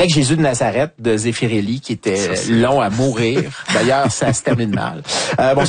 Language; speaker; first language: French; native; French